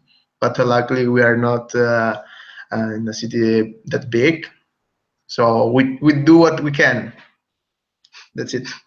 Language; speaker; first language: English; non-native, fluent; Italian